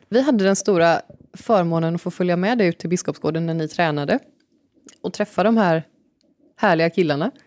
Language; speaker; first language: Swedish; native; Swedish